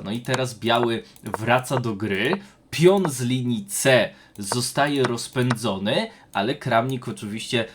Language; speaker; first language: Polish; native; Polish